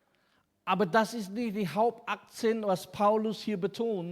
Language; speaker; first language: German; non-native, fluent; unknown